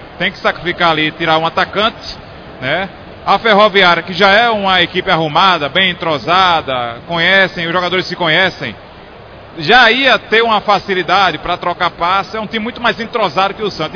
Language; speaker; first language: Portuguese; native; Portuguese